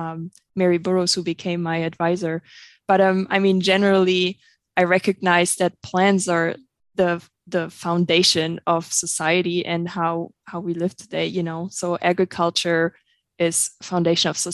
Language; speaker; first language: English; non-native, fluent; German